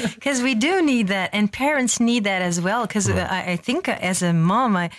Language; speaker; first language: English; non-native, fluent; Portuguese